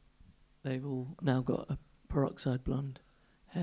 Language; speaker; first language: English; native; English